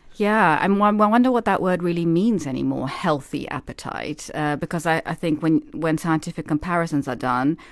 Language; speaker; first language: English; native; English